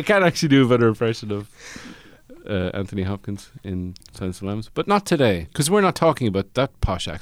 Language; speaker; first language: English; native; English